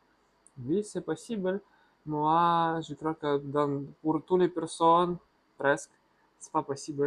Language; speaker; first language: French; non-native, learner; Russian